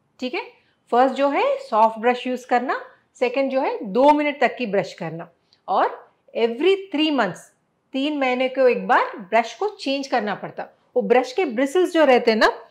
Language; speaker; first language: Hindi; non-native, local second language; Telugu